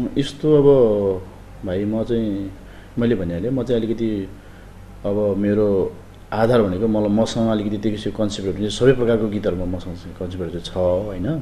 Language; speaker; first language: Nepali; non-native, local second language; Gurung